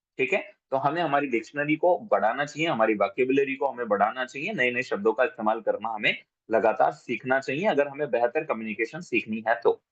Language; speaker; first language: Hindi; native; Hindi